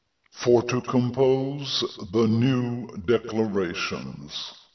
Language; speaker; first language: English; native; English